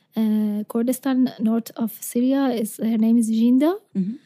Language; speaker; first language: English; non-native, fluent; Persian